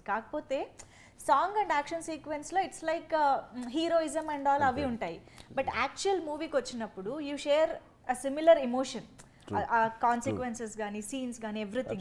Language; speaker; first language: Telugu; native; Telugu